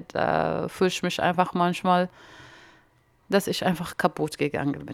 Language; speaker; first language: German; non-native, learner; Arabic